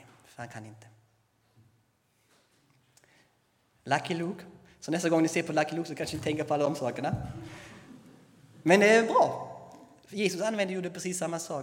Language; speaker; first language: Swedish; non-native, fluent; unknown